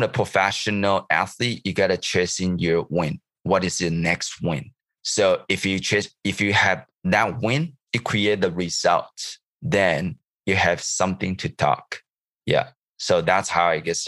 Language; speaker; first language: English; non-native, learner; Chinese